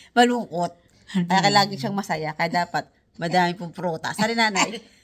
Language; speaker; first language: Filipino; native; Filipino